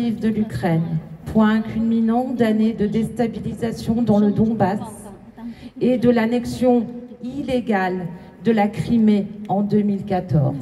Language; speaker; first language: French; native; French